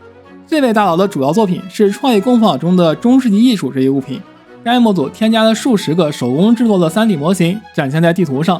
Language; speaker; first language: Chinese; native; Chinese